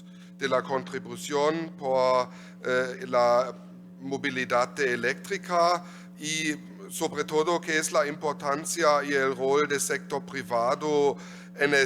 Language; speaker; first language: Spanish; non-native, learner; German